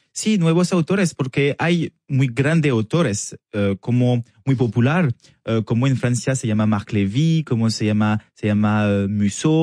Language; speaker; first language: Spanish; non-native, learner; French